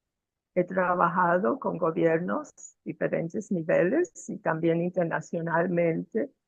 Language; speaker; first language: Spanish; non-native, fluent; English